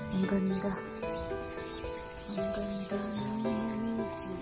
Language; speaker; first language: Filipino; non-native, local second language; Cebuano